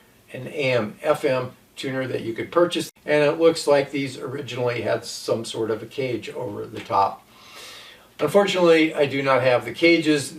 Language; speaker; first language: English; native; English